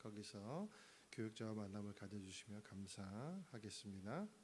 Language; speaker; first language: Korean; native; Korean